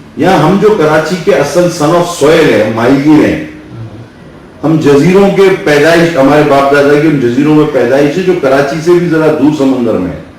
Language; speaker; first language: Urdu; non-native, local second language; Sindhi